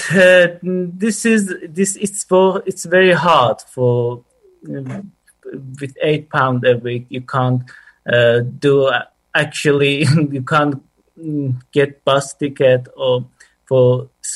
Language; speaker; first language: English; non-native, fluent; Persian